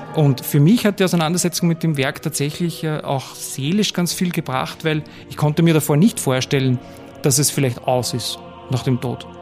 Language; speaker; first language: German; native; German